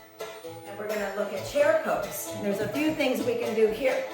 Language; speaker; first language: English; native; English